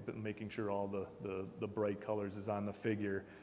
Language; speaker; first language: English; native; English